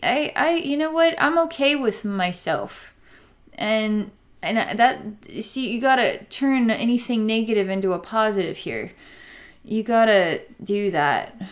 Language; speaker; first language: English; native; English